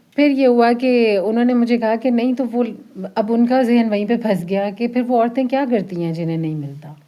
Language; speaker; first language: Urdu; early bilingual, heritage; Urdu